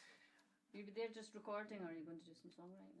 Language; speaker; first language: English; native; English